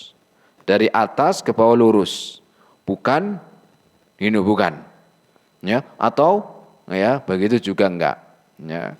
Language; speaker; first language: Indonesian; native; Indonesian